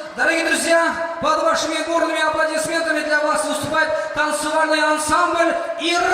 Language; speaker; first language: Russian; non-native, local second language; Uyghur